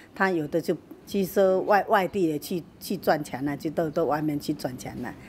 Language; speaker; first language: Chinese; native; Chinese